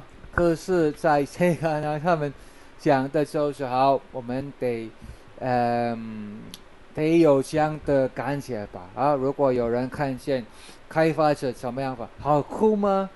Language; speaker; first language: Chinese; non-native, fluent; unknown